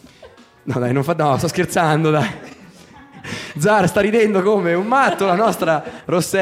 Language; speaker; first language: Italian; native; Italian